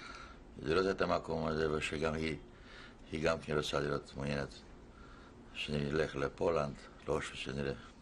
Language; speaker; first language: Hebrew; non-native, fluent; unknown